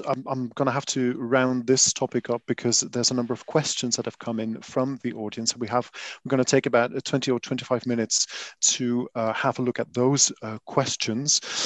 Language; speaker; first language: English; non-native, fluent; Dutch